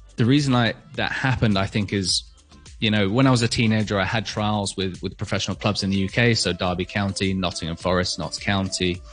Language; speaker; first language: English; native; English